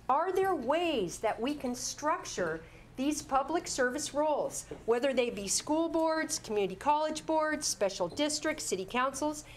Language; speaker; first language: English; native; English